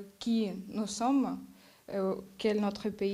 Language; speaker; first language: French; non-native, learner; Ukrainian